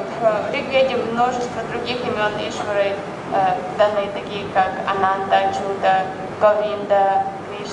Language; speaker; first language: Russian; native; Russian